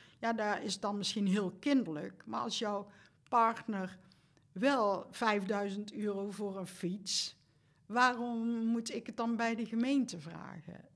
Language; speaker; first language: Dutch; native; Dutch